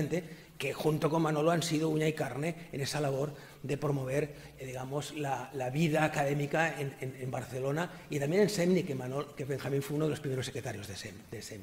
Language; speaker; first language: Spanish; native; Spanish